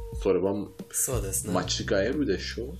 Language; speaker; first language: Japanese; non-native, fluent; Persian